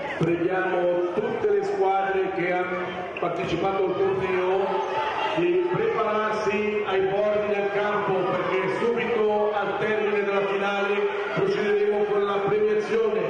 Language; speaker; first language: Italian; native; Italian